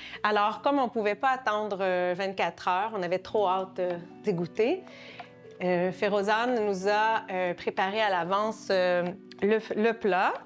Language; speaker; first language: French; native; French